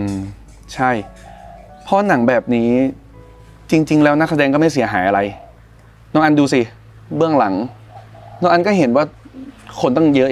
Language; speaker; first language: Thai; native; Thai